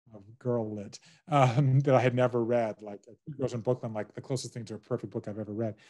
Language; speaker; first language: English; native; English